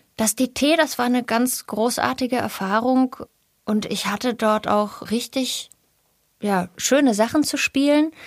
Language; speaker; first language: German; early bilingual, other home language; Russian